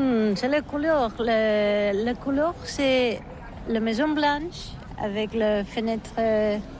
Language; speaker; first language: French; non-native, learner; Catalan